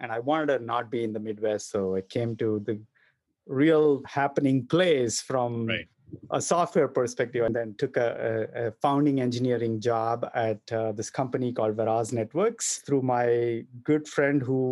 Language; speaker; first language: English; non-native, local second language; Kannada